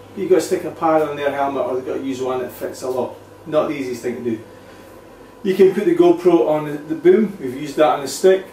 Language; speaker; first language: English; native; English